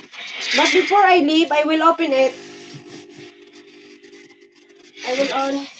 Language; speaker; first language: English; non-native, learner; Filipino